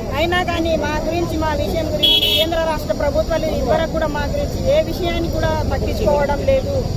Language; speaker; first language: Telugu; non-native, local second language; Gondi